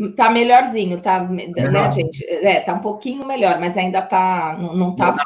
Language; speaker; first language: Portuguese; native; Portuguese